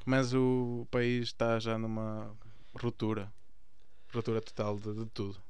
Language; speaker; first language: Portuguese; early bilingual, other home language; Spanish